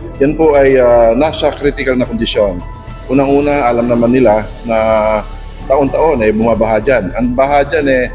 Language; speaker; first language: Filipino; non-native, local second language; Pampanga